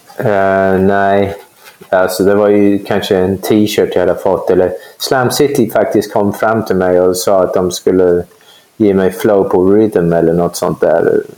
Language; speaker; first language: Swedish; non-native, fluent; English